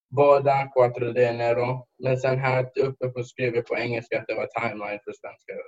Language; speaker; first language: Swedish; early bilingual, heritage; English